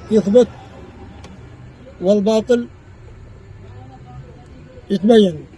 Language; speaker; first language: Arabic; native; Arabic